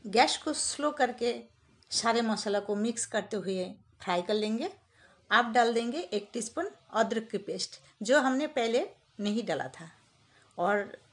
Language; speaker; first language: Hindi; native; Hindi